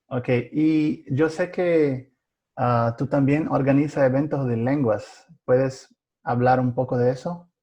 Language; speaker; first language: Spanish; non-native, fluent; Portuguese